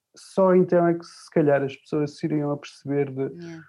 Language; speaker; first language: Portuguese; early bilingual, other home language; English